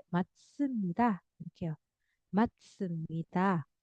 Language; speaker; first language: Korean; non-native, fluent; Indonesian